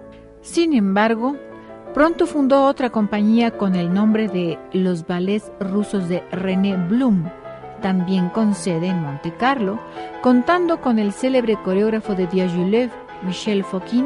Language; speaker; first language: Spanish; native; Spanish